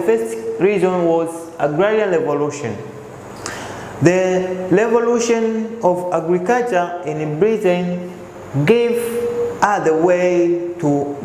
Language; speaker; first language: English; non-native, local second language; Swahili